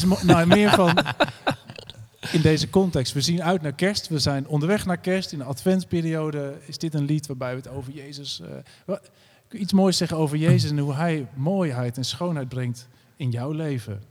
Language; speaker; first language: Dutch; native; Dutch